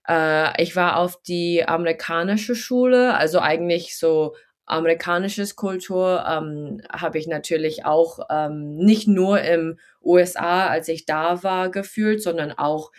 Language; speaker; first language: German; early bilingual, heritage; German